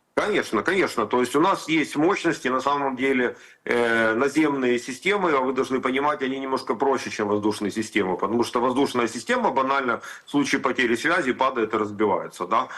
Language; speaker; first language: Russian; native; Russian